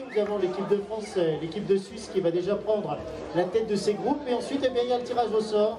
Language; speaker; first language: French; native; French